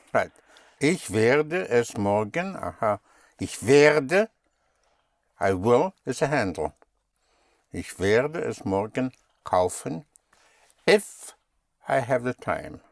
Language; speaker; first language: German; non-native, fluent; English